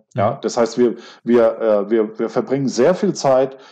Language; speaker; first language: German; native; German